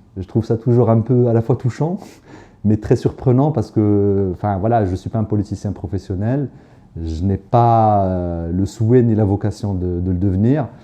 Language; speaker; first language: French; non-native, local second language; Arabic